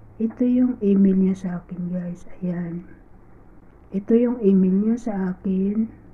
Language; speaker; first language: Filipino; non-native, local second language; Cebuano